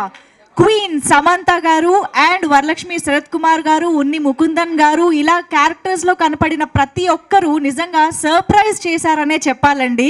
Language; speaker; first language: Telugu; native; Telugu